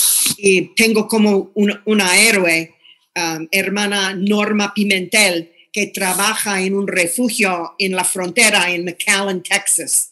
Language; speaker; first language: Spanish; non-native, fluent; English